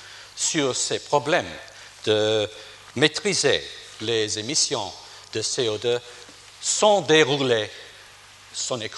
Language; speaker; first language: French; non-native, fluent; English